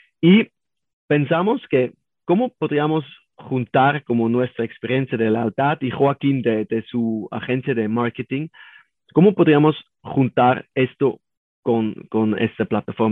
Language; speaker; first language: Spanish; non-native, learner; German